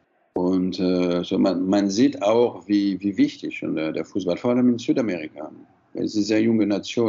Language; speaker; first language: German; non-native, fluent; French